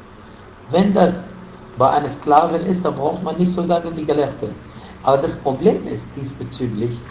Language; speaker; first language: German; non-native, fluent; Arabic